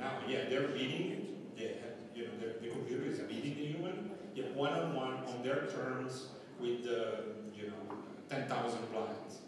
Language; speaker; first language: English; non-native, fluent; Italian